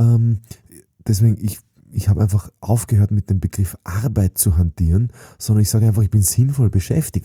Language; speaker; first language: German; native; German